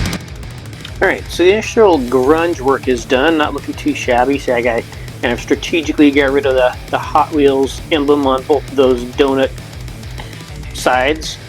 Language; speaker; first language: English; native; English